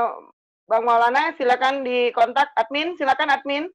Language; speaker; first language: Indonesian; native; Indonesian